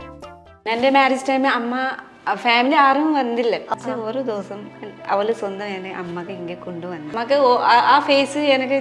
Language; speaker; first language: Malayalam; non-native, learner; Nepali